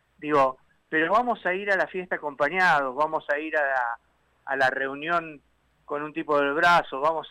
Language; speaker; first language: Spanish; native; Spanish